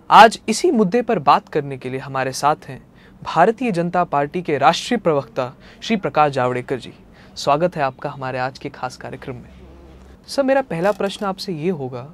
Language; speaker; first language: Hindi; native; Hindi